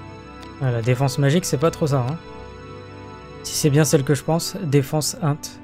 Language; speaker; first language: French; native; French